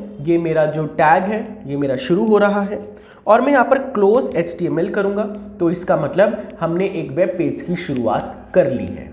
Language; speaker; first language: Hindi; native; Hindi